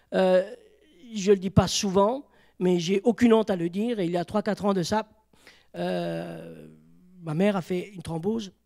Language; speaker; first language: French; native; French